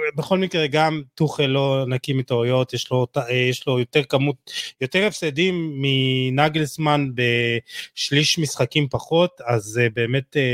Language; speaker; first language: Hebrew; native; Hebrew